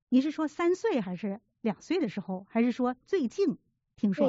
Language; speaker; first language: Chinese; native; Chinese